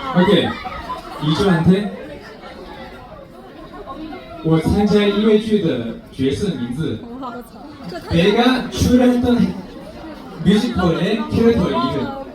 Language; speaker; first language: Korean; non-native, fluent; Chinese